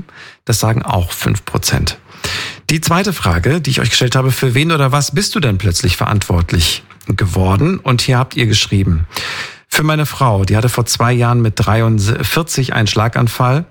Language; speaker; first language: German; native; German